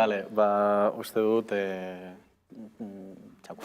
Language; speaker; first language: Basque; non-native, local second language; Spanish